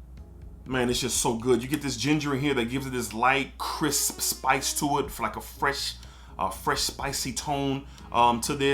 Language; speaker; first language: English; native; English